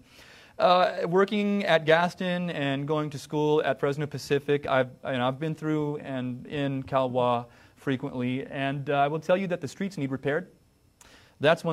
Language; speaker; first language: English; native; English